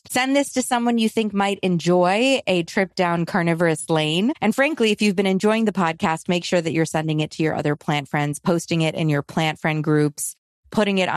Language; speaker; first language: English; native; English